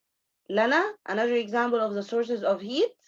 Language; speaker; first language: English; non-native, fluent; Arabic